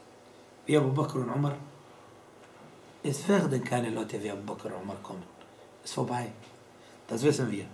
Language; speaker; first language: German; non-native, fluent; Arabic